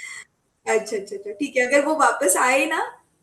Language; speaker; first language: Hindi; native; Hindi